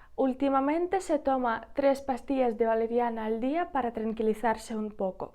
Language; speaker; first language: Spanish; non-native, fluent; Ukrainian